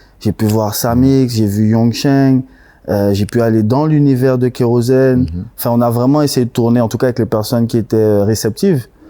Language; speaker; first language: French; native; French